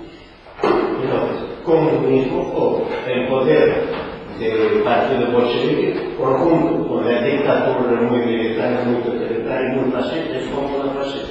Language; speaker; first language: Spanish; non-native, learner; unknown